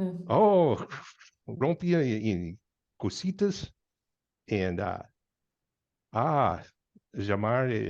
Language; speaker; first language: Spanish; non-native, learner; English